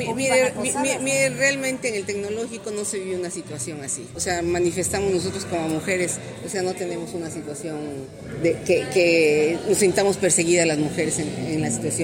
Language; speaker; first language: Spanish; native; Spanish